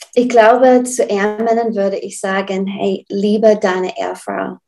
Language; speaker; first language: German; non-native, fluent; English